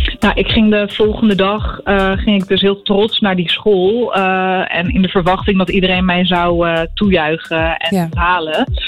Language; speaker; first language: Dutch; early bilingual, other home language; Arabic